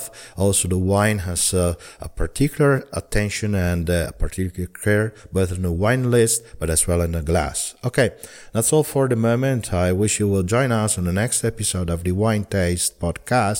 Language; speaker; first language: English; non-native, fluent; Italian